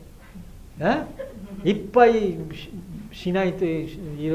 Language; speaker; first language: Japanese; non-native, fluent; Bangla